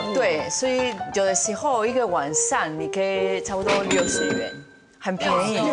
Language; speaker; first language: Chinese; non-native, fluent; Spanish